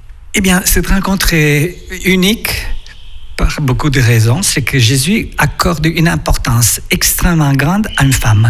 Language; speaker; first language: French; non-native, fluent; Spanish